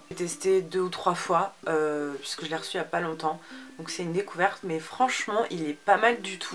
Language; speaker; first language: French; native; French